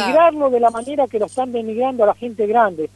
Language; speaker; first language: Spanish; native; Spanish